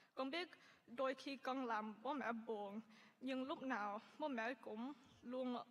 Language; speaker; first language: Vietnamese; early bilingual, other home language; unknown